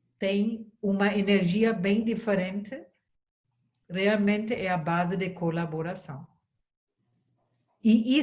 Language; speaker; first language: Portuguese; non-native, fluent; German